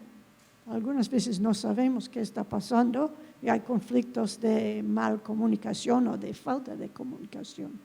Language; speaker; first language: Spanish; non-native, fluent; English